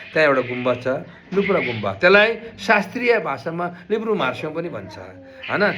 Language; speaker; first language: Nepali; non-native, local second language; Gurung